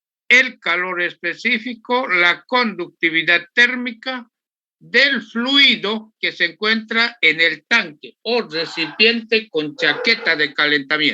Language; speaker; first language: Spanish; native; Spanish